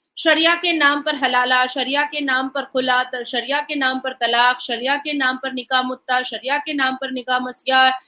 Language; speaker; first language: Hindi; native; Hindi